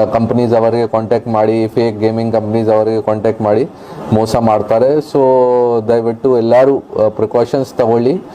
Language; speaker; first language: Kannada; non-native, local second language; Hindi